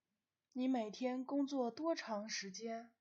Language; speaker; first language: Chinese; non-native, fluent; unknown